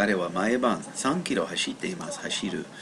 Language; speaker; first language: Japanese; non-native, learner; English